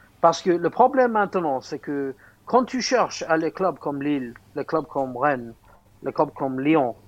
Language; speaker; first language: French; non-native, fluent; English